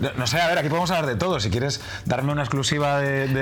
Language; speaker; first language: Spanish; native; Spanish